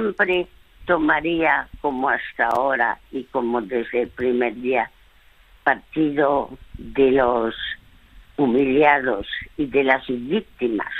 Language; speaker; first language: Spanish; early bilingual, other home language; French